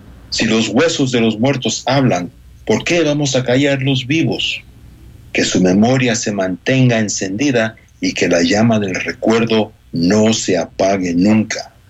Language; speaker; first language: Spanish; native; Spanish